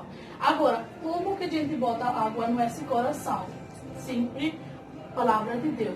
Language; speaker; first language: Portuguese; non-native, learner; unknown